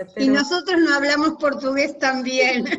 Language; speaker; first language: Spanish; native; Spanish